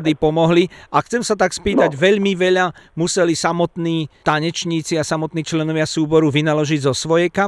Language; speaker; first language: Slovak; native; Slovak